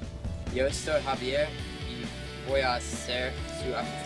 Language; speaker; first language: Spanish; non-native, learner; English